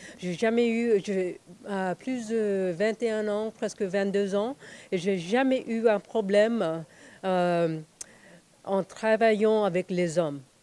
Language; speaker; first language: French; non-native, fluent; Spanish